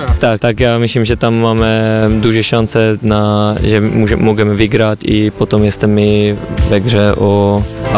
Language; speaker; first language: Polish; non-native, learner; Czech